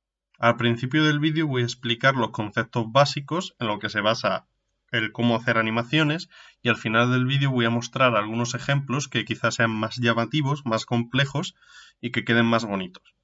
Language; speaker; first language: Spanish; native; Spanish